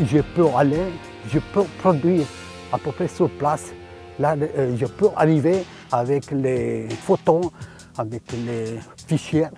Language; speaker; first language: French; non-native, fluent; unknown